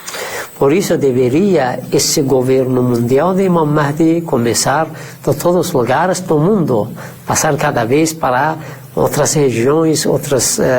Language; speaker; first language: Portuguese; non-native, fluent; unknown